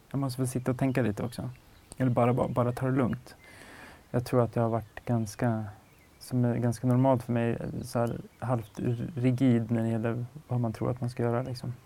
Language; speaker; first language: Swedish; native; Swedish